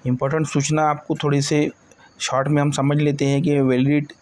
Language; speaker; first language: Hindi; non-native, local second language; Marathi